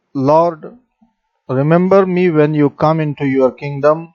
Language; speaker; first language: English; non-native, local second language; Marathi